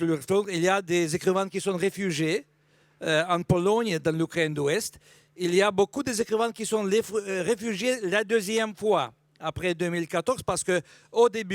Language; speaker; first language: French; non-native, fluent; Russian